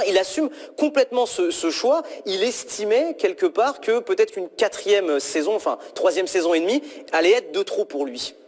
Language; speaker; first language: French; native; French